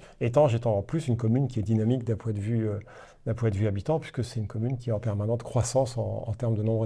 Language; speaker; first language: French; native; French